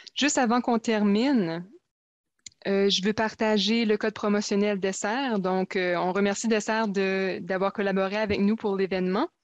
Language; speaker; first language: French; native; French